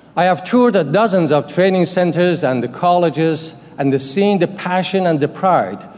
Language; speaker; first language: English; non-native, fluent; Persian